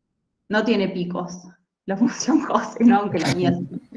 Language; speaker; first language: Spanish; native; Spanish